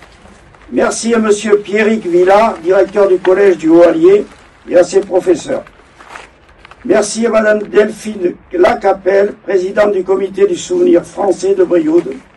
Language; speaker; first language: French; native; French